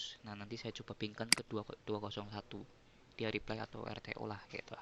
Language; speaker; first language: Indonesian; native; Indonesian